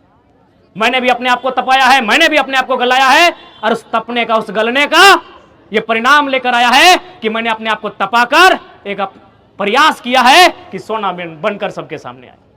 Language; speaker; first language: Hindi; non-native, local second language; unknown